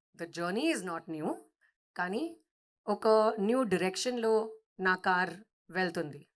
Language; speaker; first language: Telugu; non-native, learner; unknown